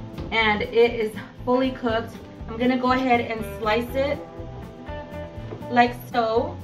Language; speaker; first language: English; early bilingual, other home language; Spanish